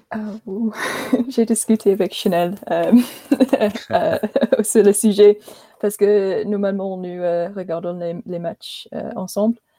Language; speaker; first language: French; non-native, learner; English